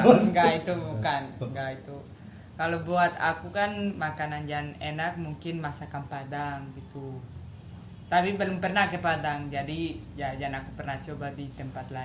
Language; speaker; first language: Indonesian; non-native, fluent; Spanish